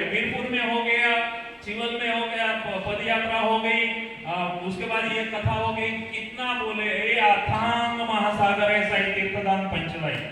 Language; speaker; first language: Hindi; non-native, local second language; Gujarati